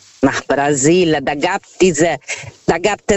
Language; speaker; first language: German; non-native, learner; Portuguese